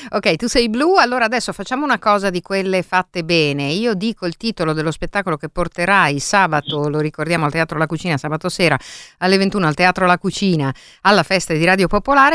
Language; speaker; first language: Italian; native; Italian